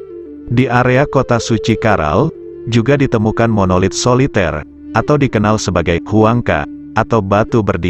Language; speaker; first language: Indonesian; native; Indonesian